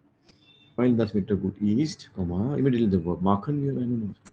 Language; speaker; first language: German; non-native, learner; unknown